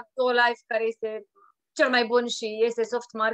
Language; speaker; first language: Romanian; native; Romanian